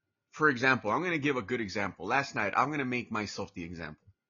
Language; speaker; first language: English; early bilingual, other home language; Spanish